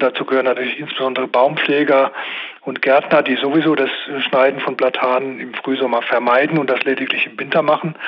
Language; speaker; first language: German; native; German